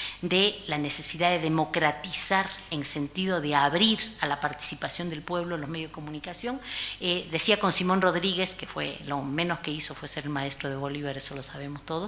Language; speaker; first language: Spanish; native; Spanish